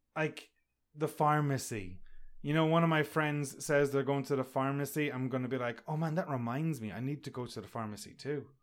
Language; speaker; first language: English; native; English